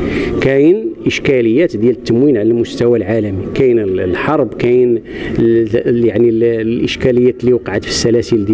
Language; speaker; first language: Arabic; native; Arabic